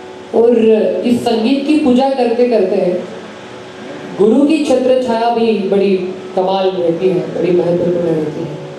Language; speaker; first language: Hindi; non-native, local second language; Marathi